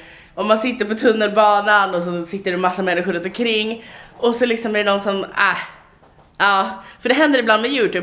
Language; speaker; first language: Swedish; native; Swedish